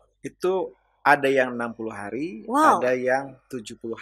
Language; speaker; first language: Indonesian; native; Indonesian